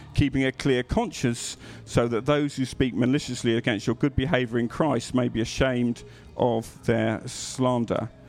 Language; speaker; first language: English; native; English